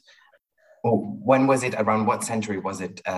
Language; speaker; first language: English; non-native, fluent; Spanish